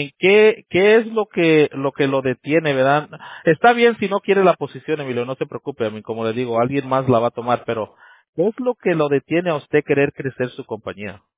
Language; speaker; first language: Spanish; early bilingual, heritage; Spanish